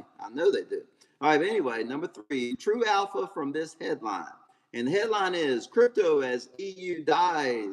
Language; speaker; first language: English; native; English